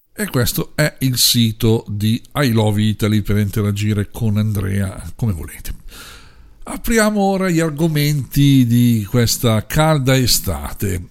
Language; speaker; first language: Italian; native; Italian